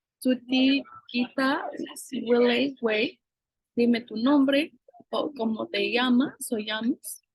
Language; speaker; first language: Spanish; non-native, fluent; English